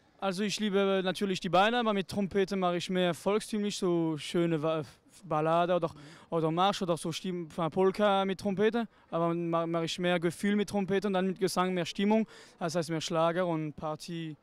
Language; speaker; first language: German; non-native, local second language; French